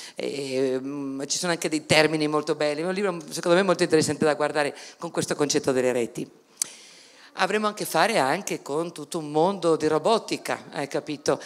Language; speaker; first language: Italian; non-native, fluent; Spanish